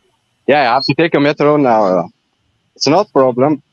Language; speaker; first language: English; non-native, learner; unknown